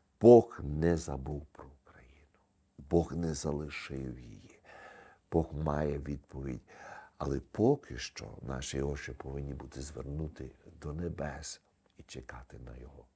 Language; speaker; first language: Ukrainian; early bilingual, heritage; Ukrainian